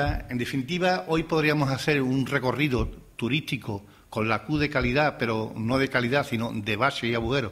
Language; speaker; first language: Spanish; native; Spanish